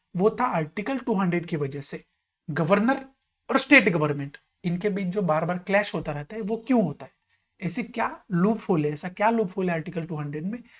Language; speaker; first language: Hindi; non-native, local second language; Marathi